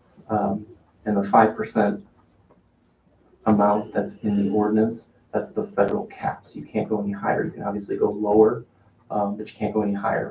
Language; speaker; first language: English; native; English